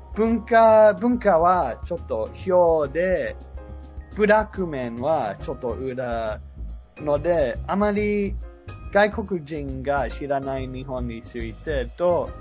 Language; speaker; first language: Japanese; non-native, fluent; English